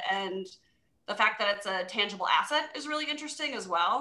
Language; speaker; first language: English; native; English